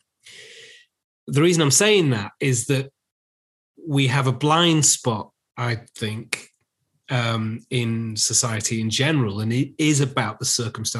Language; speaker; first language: English; native; English